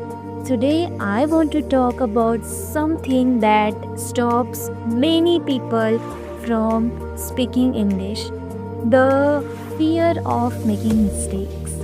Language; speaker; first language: English; non-native, fluent; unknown